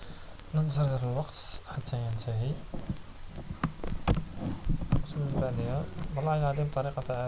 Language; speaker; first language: Arabic; native; Arabic